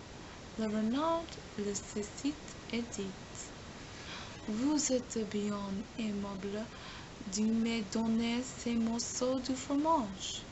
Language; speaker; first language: French; non-native, learner; English